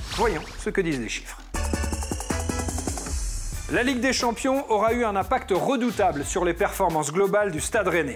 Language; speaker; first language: French; native; French